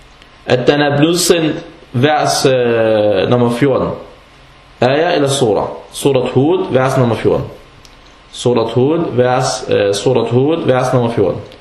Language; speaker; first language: Danish; non-native, fluent; Arabic